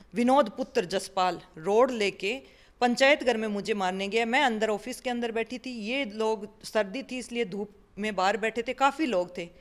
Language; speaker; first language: Hindi; native; Hindi